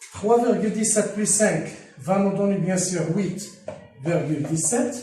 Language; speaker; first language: French; non-native, local second language; Arabic